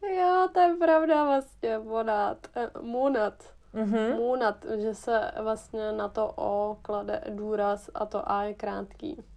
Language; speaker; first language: Czech; non-native, fluent; German